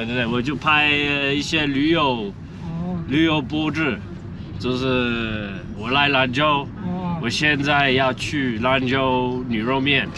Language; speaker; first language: Chinese; non-native, fluent; English